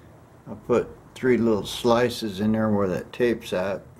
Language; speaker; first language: English; native; English